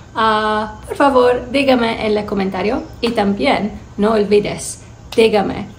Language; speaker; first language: Spanish; non-native, learner; English